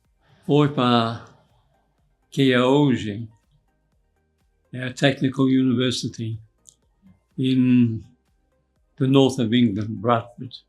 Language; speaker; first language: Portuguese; non-native, fluent; English